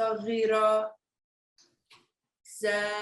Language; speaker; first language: Arabic; non-native, learner; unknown